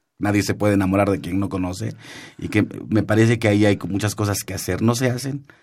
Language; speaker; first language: Spanish; non-native, local second language; Nahuatl languages